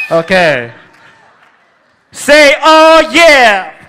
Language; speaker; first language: English; non-native, learner; Korean